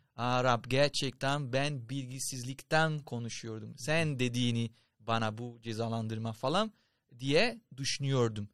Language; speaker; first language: Turkish; non-native, fluent; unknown